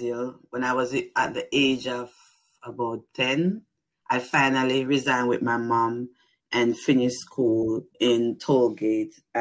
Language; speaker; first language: English; non-native, local second language; Jamaican Creole English